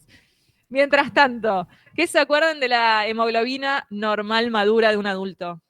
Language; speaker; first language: Spanish; native; Spanish